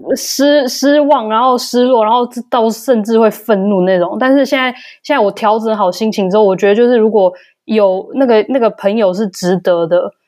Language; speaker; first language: Chinese; native; Chinese